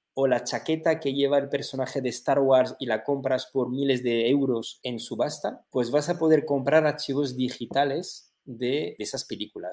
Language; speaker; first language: Spanish; native; Spanish